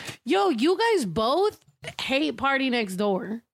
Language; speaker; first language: English; early bilingual, other home language; Spanish